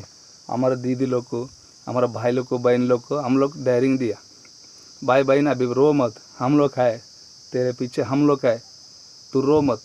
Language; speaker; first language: Hindi; non-native, local second language; Telugu